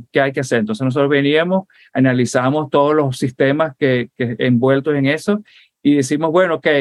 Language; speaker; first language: Spanish; native; Spanish